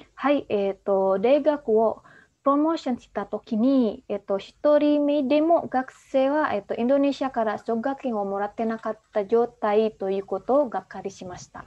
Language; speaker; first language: Japanese; non-native, fluent; Indonesian